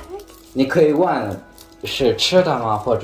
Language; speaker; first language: Chinese; non-native, fluent; Mongolian